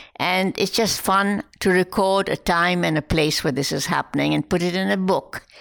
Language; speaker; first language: English; non-native, local second language; Hindi